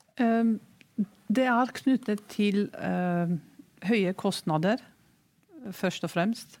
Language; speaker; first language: Norwegian; non-native, fluent; Romanian